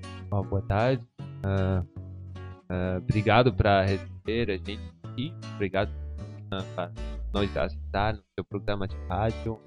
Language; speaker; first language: Portuguese; non-native, fluent; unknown